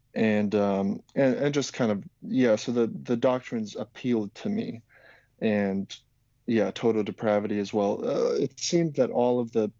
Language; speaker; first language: English; non-native, fluent; Slovak